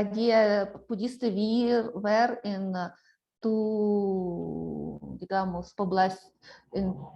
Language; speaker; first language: Spanish; non-native, fluent; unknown